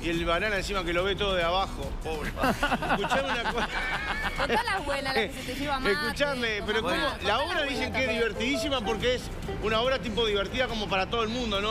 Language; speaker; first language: Spanish; native; Spanish